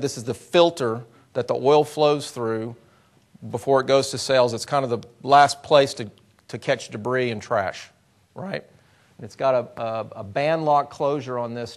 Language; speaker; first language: English; native; English